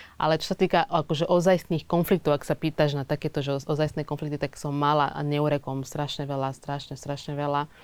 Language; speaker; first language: Slovak; early bilingual, other home language; Portuguese